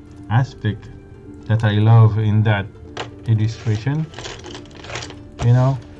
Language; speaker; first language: English; non-native, fluent; French